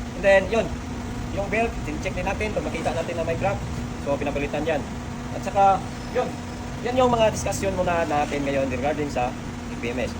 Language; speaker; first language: Filipino; non-native, local second language; Cebuano